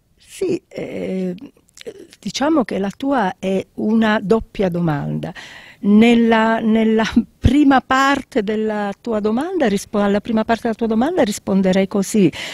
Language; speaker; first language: Italian; native; Italian